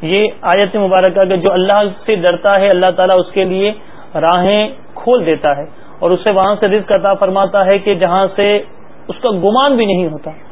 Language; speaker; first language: Urdu; native; Urdu